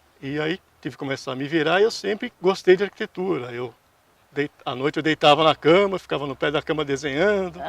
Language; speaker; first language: Portuguese; early bilingual, other home language; Italian